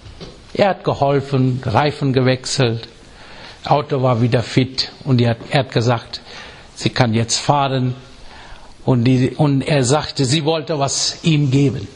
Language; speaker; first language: German; non-native, fluent; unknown